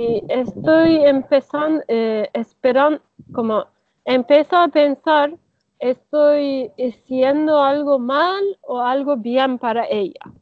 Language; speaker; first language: Spanish; non-native, learner; Turkish